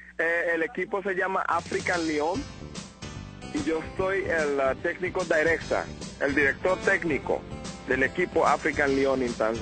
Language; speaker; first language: Spanish; non-native, fluent; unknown